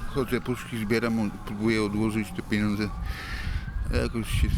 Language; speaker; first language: Polish; native; Polish